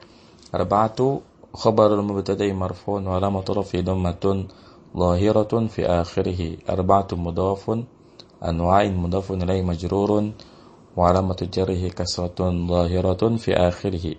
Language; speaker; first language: Arabic; non-native, fluent; Indonesian